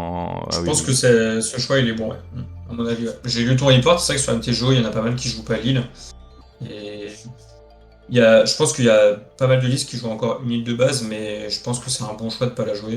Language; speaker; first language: French; native; French